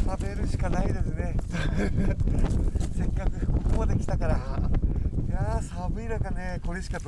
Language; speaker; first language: Japanese; native; Japanese